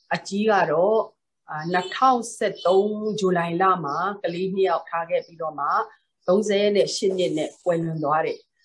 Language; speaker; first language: Burmese; non-native, local second language; Tedim Chin